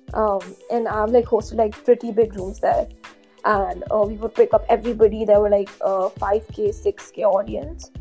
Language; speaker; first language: English; non-native, local second language; Hindi